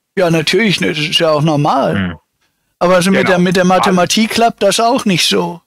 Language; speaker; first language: German; native; German